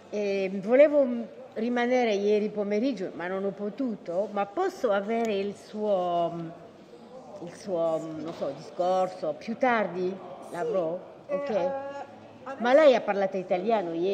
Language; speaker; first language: Italian; non-native, fluent; French